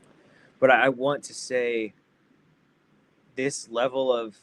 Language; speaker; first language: English; native; English